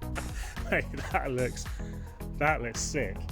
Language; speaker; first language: English; native; English